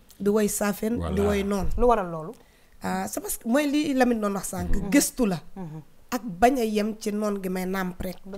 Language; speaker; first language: Wolof; non-native, local second language; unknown